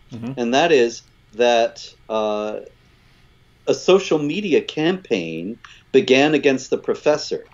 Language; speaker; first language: English; native; English